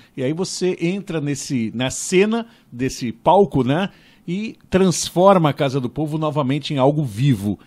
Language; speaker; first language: Portuguese; native; Portuguese